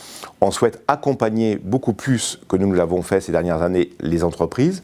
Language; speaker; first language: French; native; French